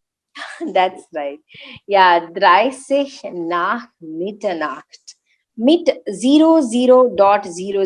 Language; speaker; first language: German; non-native, learner; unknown